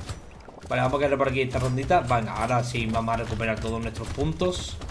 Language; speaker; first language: Spanish; native; Spanish